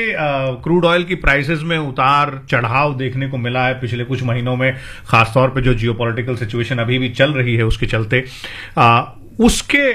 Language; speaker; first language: Hindi; native; Hindi